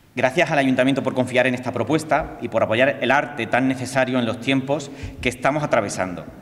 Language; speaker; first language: Spanish; native; Spanish